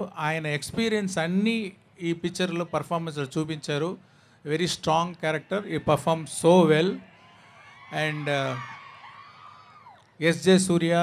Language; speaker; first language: Telugu; non-native, fluent; Tamil